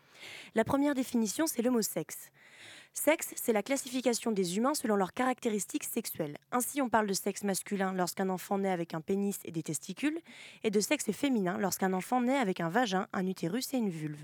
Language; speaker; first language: French; native; French